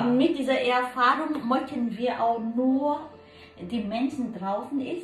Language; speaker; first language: German; non-native, learner; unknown